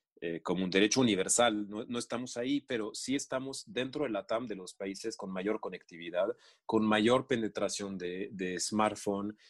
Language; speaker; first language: Spanish; non-native, fluent; French